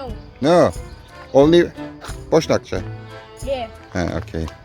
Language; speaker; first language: English; non-native, learner; Turkish